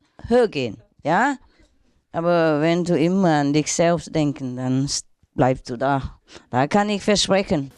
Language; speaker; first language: German; non-native, learner; Vietnamese